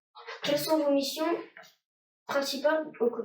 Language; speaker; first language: French; native; French